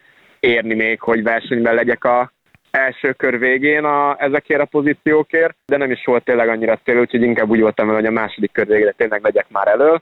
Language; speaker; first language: Hungarian; native; Hungarian